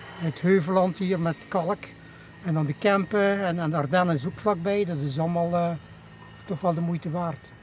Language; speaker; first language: Dutch; native; Dutch